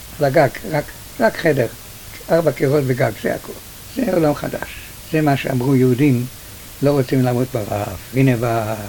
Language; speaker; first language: Hebrew; early bilingual, other home language; Yiddish